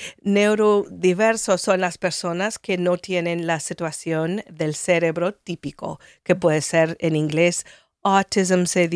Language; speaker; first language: Spanish; non-native, fluent; English